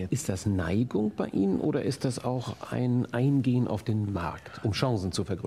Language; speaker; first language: German; native; German